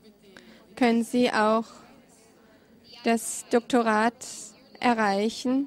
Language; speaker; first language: German; non-native, fluent; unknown